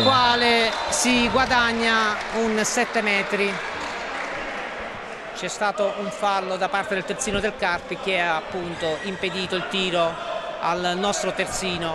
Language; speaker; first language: Italian; native; Italian